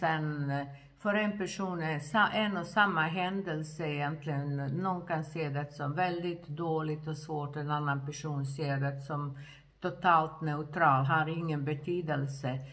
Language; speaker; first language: Swedish; non-native, fluent; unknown